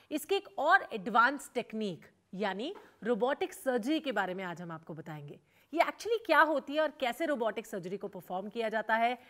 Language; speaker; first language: Hindi; native; Hindi